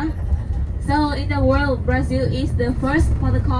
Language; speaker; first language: English; non-native, learner; Vietnamese